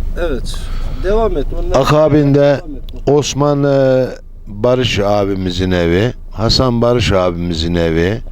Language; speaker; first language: Turkish; native; Turkish